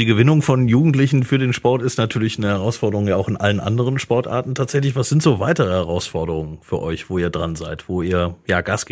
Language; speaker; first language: German; native; German